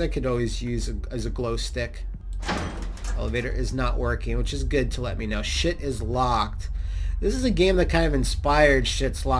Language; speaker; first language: English; native; English